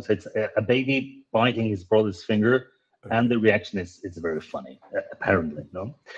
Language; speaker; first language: English; non-native, fluent; Spanish